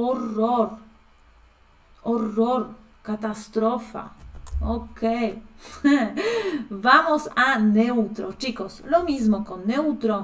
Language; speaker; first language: Spanish; non-native, fluent; Polish